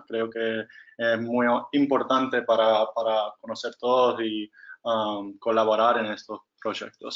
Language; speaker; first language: Spanish; non-native, fluent; English